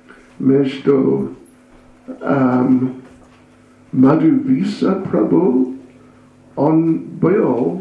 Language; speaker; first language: Russian; non-native, learner; English